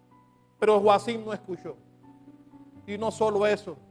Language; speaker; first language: Spanish; native; Spanish